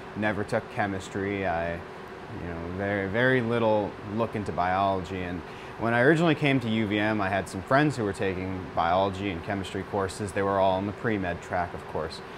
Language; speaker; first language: English; native; English